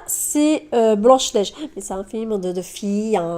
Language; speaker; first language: French; native; French